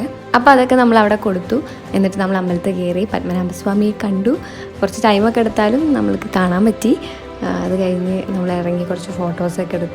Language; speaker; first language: Malayalam; native; Malayalam